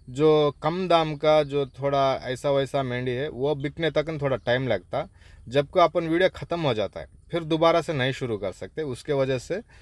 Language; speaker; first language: Hindi; non-native, local second language; Urdu